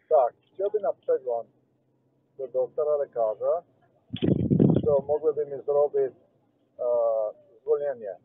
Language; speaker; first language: Polish; non-native, learner; Slovenian